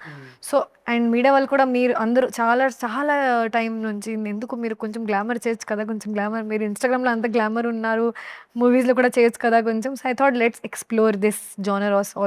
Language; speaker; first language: Telugu; non-native, learner; Hindi